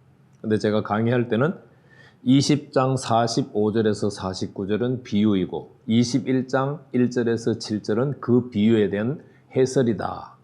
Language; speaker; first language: Korean; native; Korean